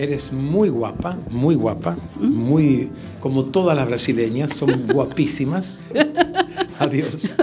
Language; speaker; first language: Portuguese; non-native, learner; Spanish